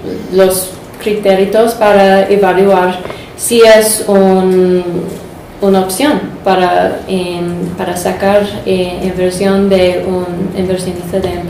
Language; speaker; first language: Spanish; non-native, fluent; English